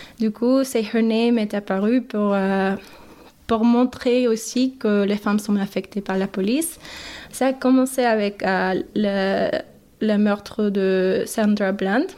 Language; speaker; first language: French; non-native, fluent; English